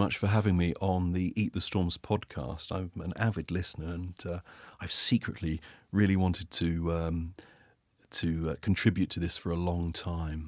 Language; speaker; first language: English; native; English